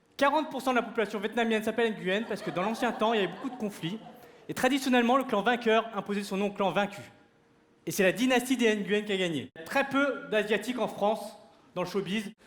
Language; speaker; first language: French; early bilingual, other home language; Vietnamese